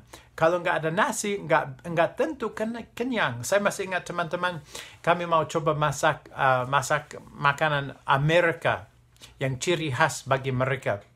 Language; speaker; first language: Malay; non-native, fluent; English